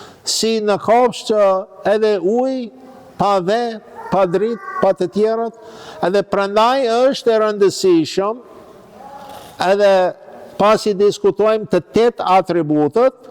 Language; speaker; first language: Albanian; non-native, fluent; English